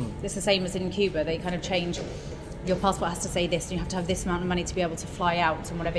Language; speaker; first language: English; native; English